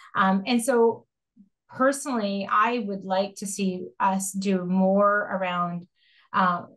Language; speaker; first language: English; native; English